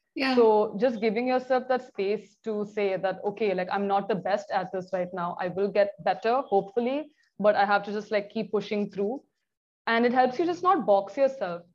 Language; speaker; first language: English; non-native, local second language; Malayalam